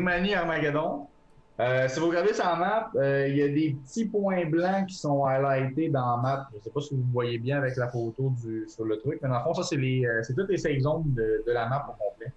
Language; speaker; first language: French; native; French